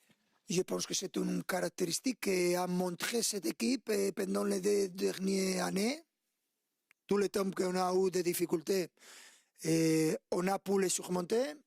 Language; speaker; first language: French; non-native, fluent; Spanish